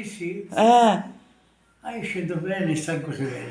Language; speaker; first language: Italian; non-native, learner; Ukrainian